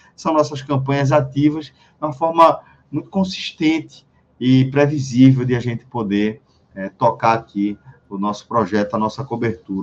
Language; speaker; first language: Portuguese; native; Portuguese